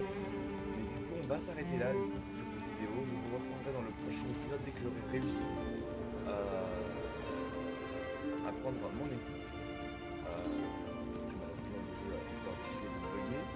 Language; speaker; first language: French; native; French